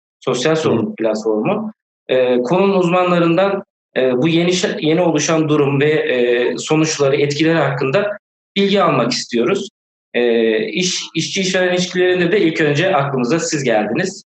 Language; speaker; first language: Turkish; native; Turkish